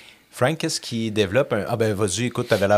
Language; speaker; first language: French; native; French